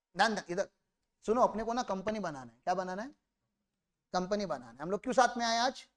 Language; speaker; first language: Hindi; non-native, local second language; Marathi